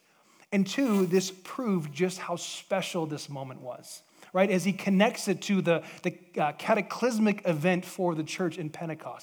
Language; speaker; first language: English; native; English